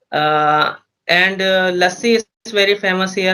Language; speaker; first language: English; non-native, learner; Hindi